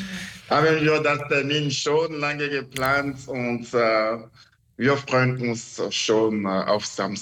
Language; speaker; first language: German; non-native, learner; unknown